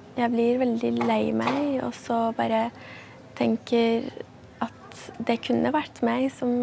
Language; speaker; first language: Norwegian; non-native, fluent; Arabic